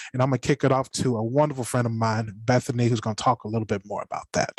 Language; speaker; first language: English; native; English